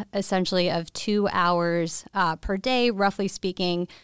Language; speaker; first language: English; native; English